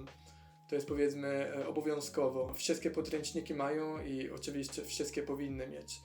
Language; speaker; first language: Polish; non-native, fluent; Italian